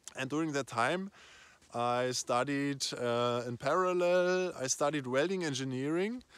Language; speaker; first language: English; non-native, fluent; German